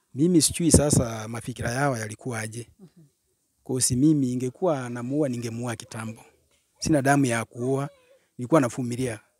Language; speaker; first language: Swahili; non-native, local second language; Gusii